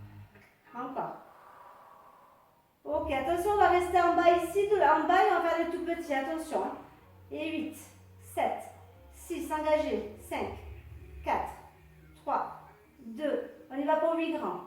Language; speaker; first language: French; native; French